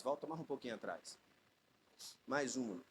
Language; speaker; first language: Portuguese; native; Portuguese